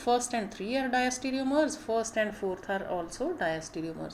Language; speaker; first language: English; non-native, local second language; Punjabi